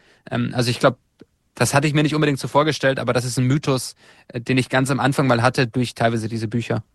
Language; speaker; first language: German; native; German